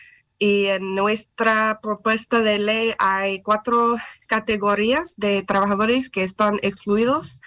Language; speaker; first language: Spanish; non-native, fluent; English